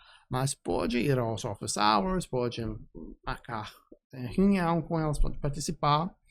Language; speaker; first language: Portuguese; non-native, fluent; English